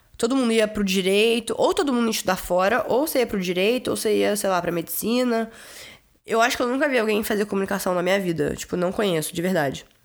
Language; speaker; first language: Portuguese; early bilingual, heritage; Portuguese